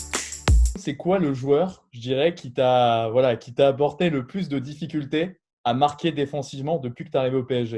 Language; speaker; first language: French; native; French